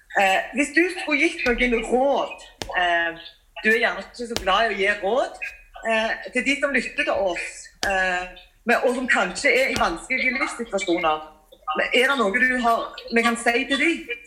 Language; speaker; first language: Norwegian; native; Norwegian